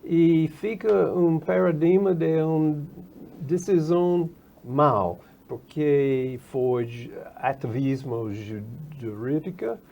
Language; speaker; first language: Portuguese; non-native, fluent; English